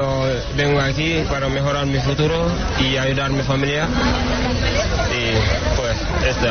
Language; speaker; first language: Spanish; non-native, learner; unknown